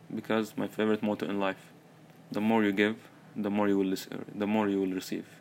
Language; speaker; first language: English; early bilingual, other home language; Arabic